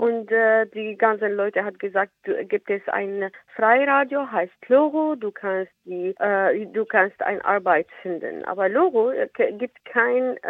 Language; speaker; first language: German; non-native, learner; Arabic